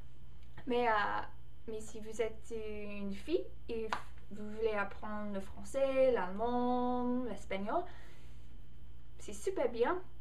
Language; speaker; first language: French; non-native, learner; English